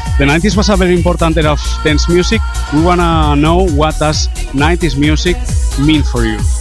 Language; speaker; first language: English; non-native, learner; Spanish